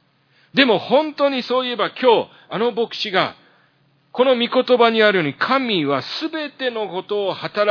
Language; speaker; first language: Japanese; early bilingual, heritage; Japanese